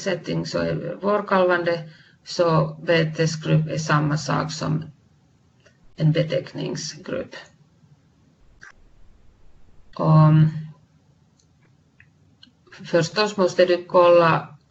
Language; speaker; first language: Swedish; non-native, fluent; Finnish